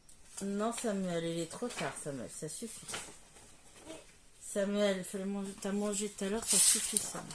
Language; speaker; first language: French; native; French